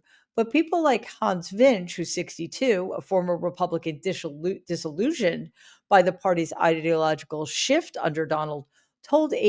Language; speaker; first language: English; native; English